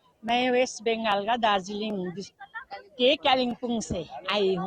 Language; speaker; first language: Hindi; non-native, local second language; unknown